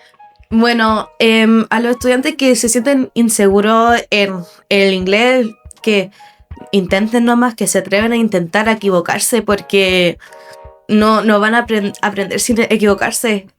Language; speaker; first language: Spanish; non-native, fluent; English